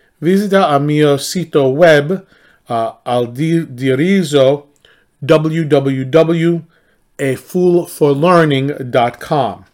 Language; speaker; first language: Italian; non-native, learner; English